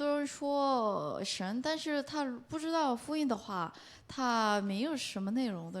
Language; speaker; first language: Chinese; non-native, fluent; Korean